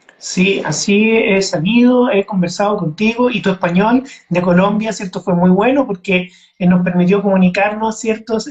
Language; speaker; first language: Spanish; native; Spanish